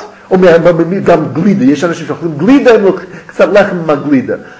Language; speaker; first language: Hebrew; non-native, fluent; English